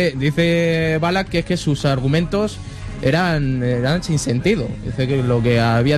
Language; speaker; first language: Spanish; native; Spanish